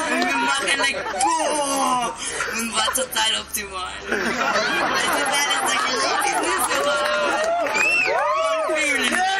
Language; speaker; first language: German; non-native, learner; Spanish